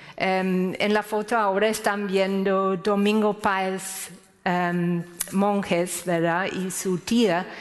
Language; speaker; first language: Spanish; non-native, fluent; English